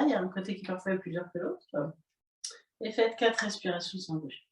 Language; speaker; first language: French; native; French